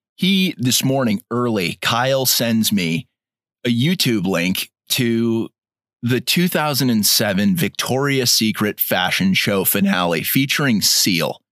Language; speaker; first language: English; native; English